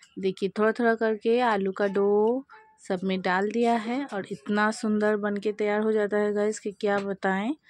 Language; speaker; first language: Hindi; non-native, local second language; Bangla